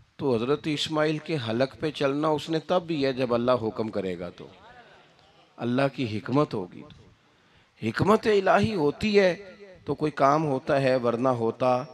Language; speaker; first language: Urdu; non-native, local second language; Punjabi